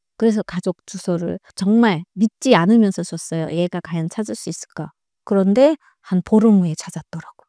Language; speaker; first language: Korean; native; Korean